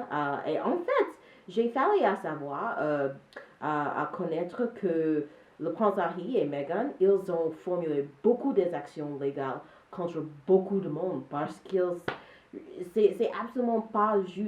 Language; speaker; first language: French; non-native, learner; English